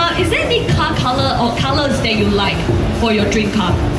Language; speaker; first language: English; non-native, local second language; Chinese